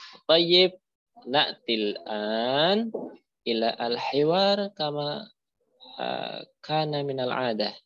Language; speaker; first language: Arabic; non-native, fluent; Indonesian